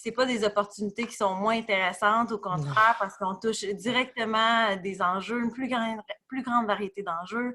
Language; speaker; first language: French; native; French